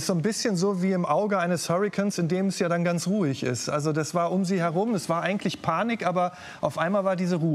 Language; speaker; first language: German; native; German